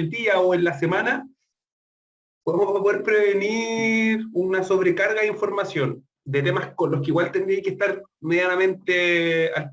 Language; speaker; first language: Spanish; native; Spanish